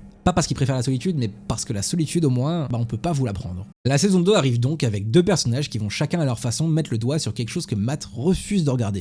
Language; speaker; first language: French; native; French